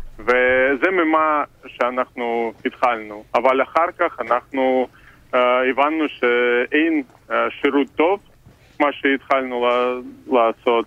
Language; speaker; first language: Hebrew; non-native, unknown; Russian